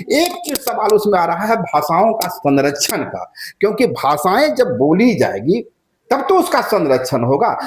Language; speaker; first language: Hindi; non-native, local second language; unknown